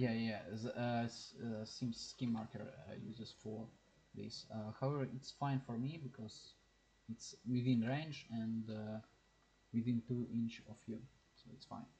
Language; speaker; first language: English; non-native, learner; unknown